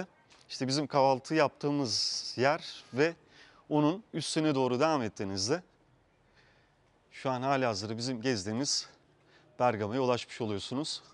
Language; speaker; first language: Turkish; native; Turkish